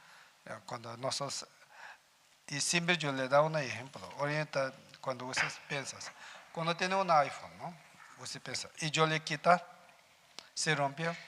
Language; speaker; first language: Spanish; non-native, learner; Tibetan